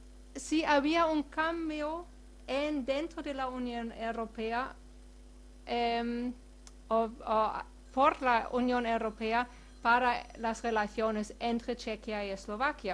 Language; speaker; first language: Spanish; non-native, fluent; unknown